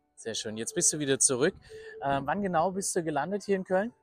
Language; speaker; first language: German; native; German